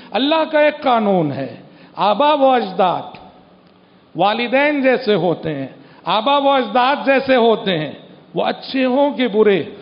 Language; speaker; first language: Urdu; native; Urdu